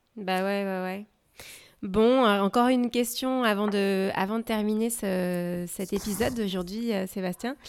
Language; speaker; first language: French; native; French